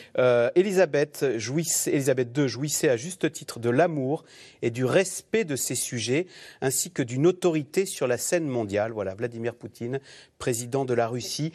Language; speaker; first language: French; native; French